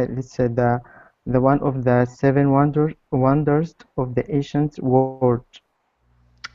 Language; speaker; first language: English; non-native, learner; Arabic